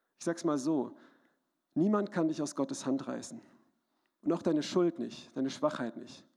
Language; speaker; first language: German; native; German